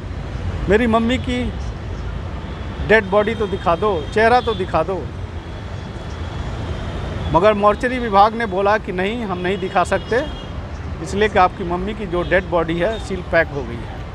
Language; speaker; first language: Hindi; native; Hindi